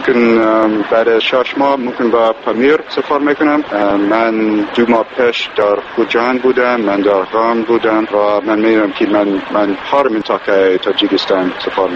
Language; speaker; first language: Persian; non-native, learner; English